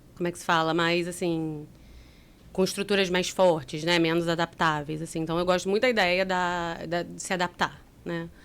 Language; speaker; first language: Portuguese; native; Portuguese